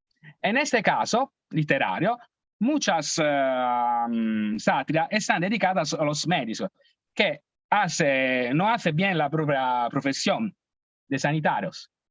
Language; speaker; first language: Spanish; non-native, learner; Italian